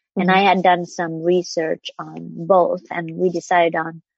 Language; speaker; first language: English; non-native, fluent; Vietnamese